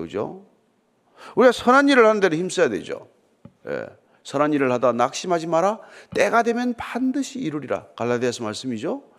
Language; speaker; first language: Korean; native; Korean